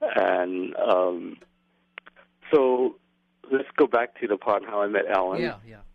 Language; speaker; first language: English; non-native, fluent; Lao